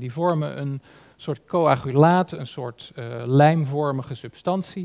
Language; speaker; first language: Dutch; native; Dutch